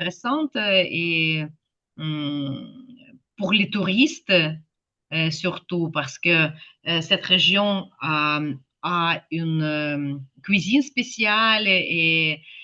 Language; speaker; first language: French; non-native, fluent; Ukrainian